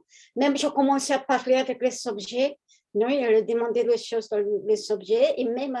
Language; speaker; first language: French; non-native, fluent; Spanish